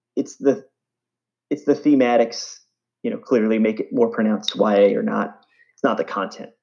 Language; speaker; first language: English; native; English